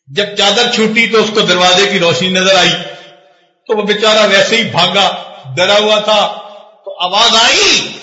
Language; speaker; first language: Urdu; non-native, local second language; Punjabi